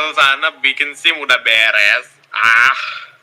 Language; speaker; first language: Indonesian; early bilingual, other home language; Russian